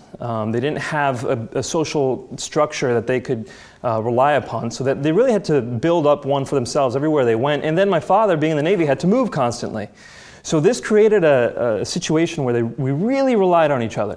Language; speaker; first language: English; native; English